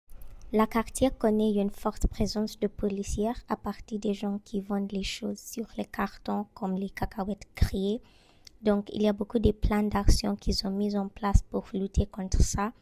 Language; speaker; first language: French; non-native, learner; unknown